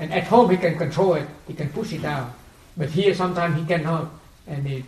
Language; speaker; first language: English; non-native, fluent; Vietnamese